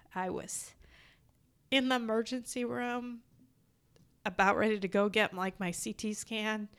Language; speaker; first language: English; native; English